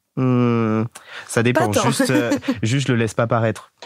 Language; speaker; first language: French; native; French